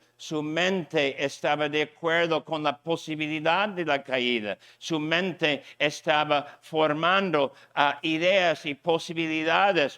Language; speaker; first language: Spanish; non-native, fluent; English